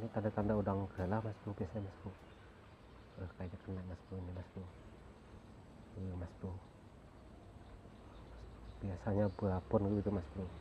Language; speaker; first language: Indonesian; native; Indonesian